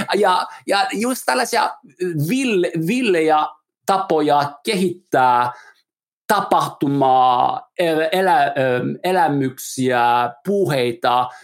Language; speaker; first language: Finnish; non-native, fluent; English